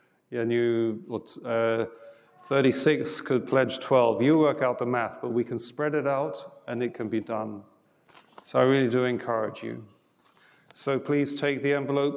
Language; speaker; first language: English; native; English